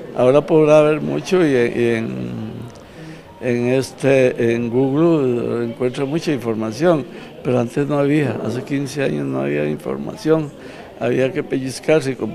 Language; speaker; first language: Spanish; native; Spanish